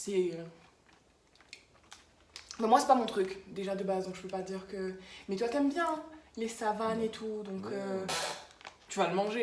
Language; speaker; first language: French; native; French